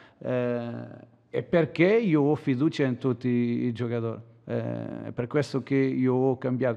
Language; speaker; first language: Italian; non-native, learner; Portuguese